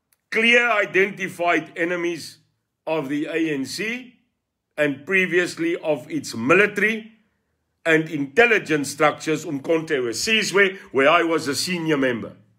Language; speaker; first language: English; non-native, local second language; Afrikaans